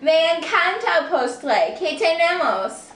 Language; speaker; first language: Spanish; non-native, learner; English